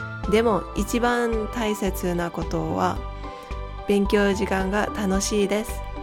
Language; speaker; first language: Japanese; non-native, learner; English